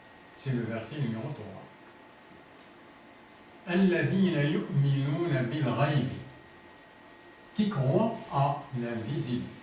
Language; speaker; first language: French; non-native, fluent; Arabic